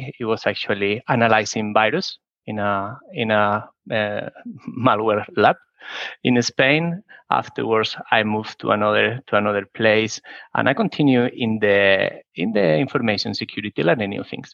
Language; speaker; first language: English; non-native, fluent; Spanish